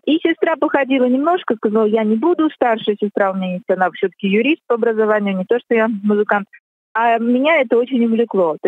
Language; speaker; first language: Russian; native; Russian